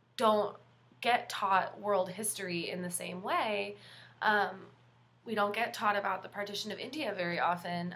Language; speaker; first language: English; native; English